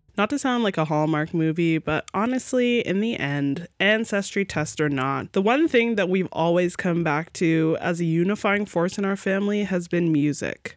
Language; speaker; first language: English; native; English